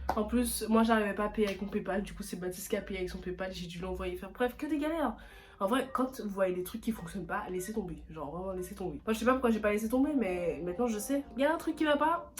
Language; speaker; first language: French; native; French